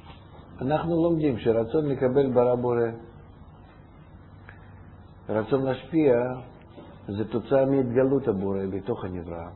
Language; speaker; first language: Hebrew; non-native, fluent; Russian